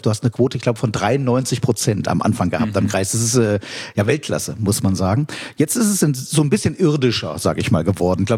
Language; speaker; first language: German; native; German